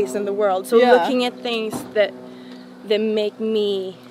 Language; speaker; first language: English; non-native, fluent; Swedish